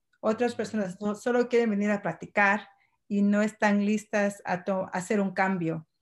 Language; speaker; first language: Spanish; early bilingual, heritage; Spanish